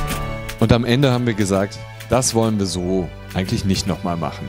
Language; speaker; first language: German; native; German